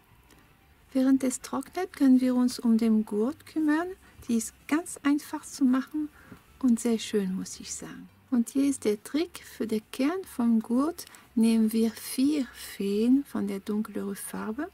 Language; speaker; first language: German; non-native, fluent; French